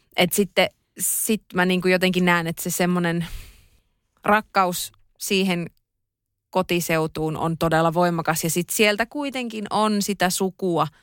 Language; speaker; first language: Finnish; native; Finnish